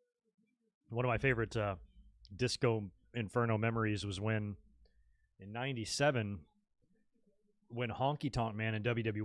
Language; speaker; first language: English; native; English